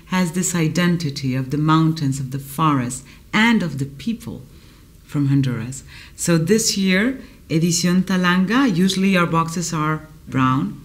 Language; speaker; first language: English; non-native, fluent; Spanish